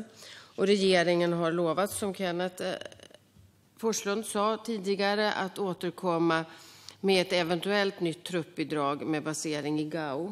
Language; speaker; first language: Swedish; native; Swedish